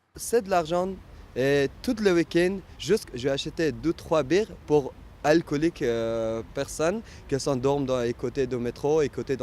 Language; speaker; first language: French; non-native, learner; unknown